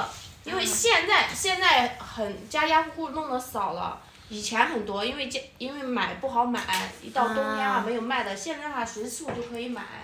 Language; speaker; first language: Chinese; native; Chinese